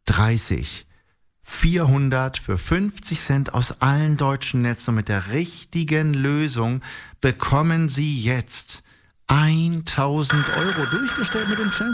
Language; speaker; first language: German; native; German